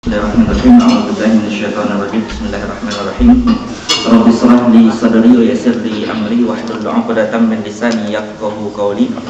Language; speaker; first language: Malay; non-native, local second language; Minangkabau